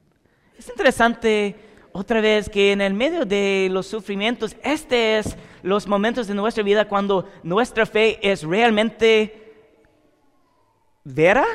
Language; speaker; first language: Spanish; non-native, learner; English